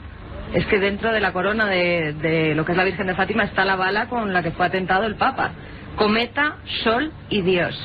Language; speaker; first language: Spanish; native; Spanish